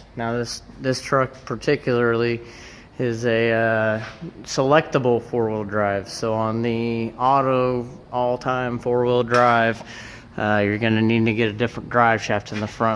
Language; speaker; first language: English; native; English